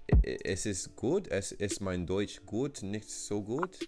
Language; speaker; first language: German; non-native, learner; English